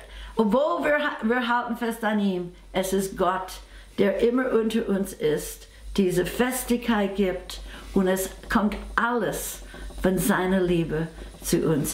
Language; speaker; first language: German; non-native, fluent; English